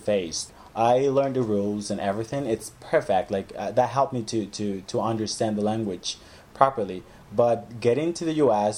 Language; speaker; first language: English; non-native, fluent; Spanish